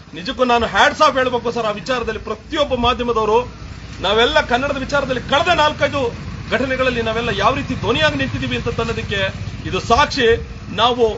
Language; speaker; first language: Kannada; native; Kannada